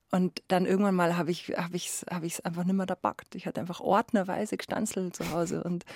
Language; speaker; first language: German; native; German